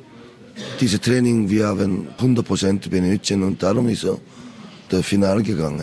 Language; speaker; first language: German; non-native, learner; Korean